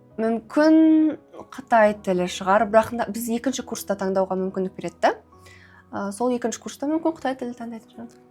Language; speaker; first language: Kazakh; native; Kazakh